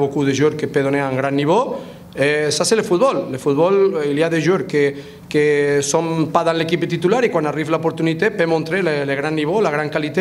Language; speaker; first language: French; non-native, fluent; Spanish